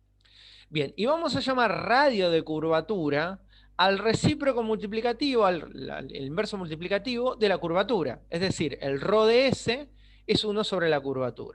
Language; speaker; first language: Spanish; native; Spanish